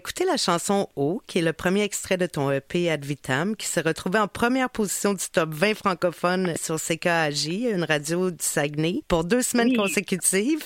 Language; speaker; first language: French; native; French